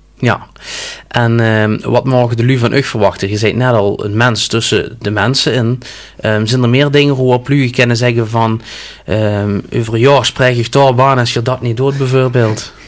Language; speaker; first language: Dutch; native; Dutch